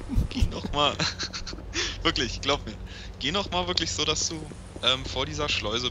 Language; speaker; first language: German; native; German